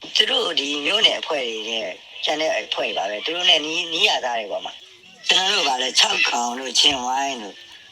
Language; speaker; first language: Burmese; native; Burmese